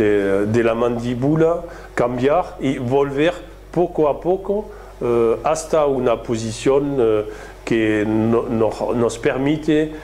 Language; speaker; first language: Spanish; non-native, fluent; French